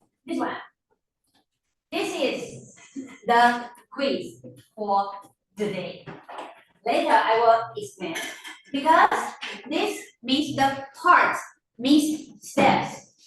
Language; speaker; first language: English; non-native, fluent; Chinese